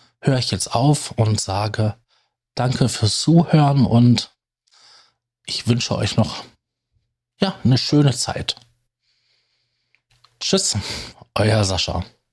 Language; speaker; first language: German; native; German